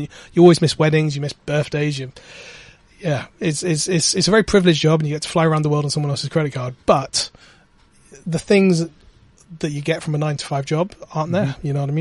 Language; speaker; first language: English; native; English